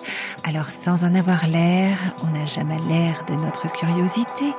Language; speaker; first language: French; native; French